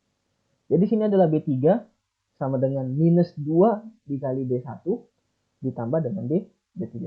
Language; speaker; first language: Indonesian; native; Indonesian